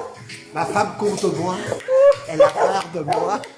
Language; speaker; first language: French; non-native, fluent; Spanish